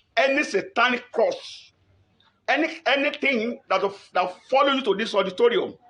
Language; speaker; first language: English; non-native, local second language; Yoruba